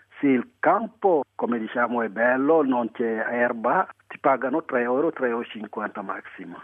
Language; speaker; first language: Italian; non-native, fluent; Wolof